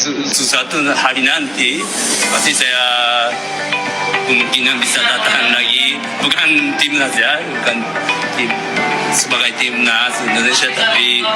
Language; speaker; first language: Indonesian; non-native, learner; Japanese